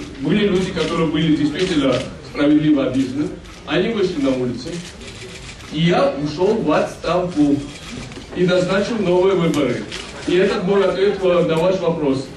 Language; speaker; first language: Russian; non-native, local second language; Georgian